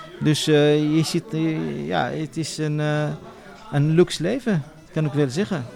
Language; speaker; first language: Dutch; non-native, learner; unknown